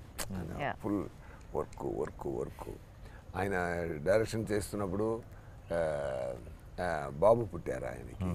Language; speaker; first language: Telugu; non-native, learner; Tamil